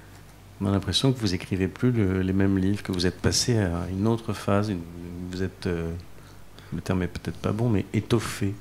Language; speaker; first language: French; native; French